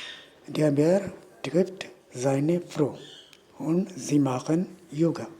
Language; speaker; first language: German; non-native, fluent; Urdu